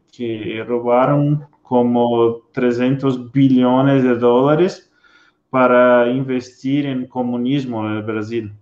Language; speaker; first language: Spanish; non-native, learner; Portuguese